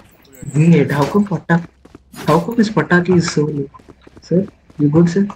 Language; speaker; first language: English; non-native, local second language; Kannada